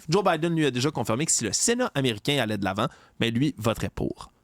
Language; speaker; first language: French; native; French